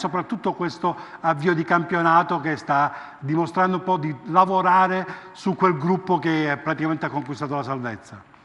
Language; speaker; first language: Italian; native; Italian